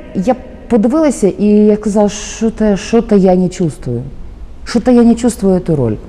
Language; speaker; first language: Ukrainian; native; Ukrainian